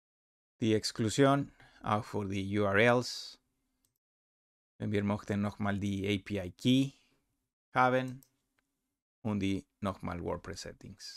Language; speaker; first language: German; non-native, learner; Spanish